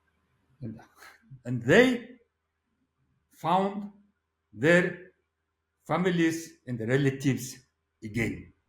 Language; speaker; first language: English; non-native, learner; Mongolian